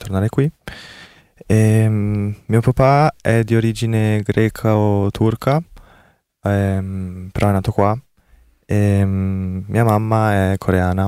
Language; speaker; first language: Italian; early bilingual, other home language; Korean